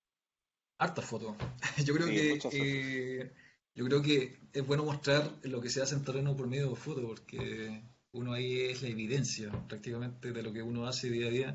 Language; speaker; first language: Spanish; native; Spanish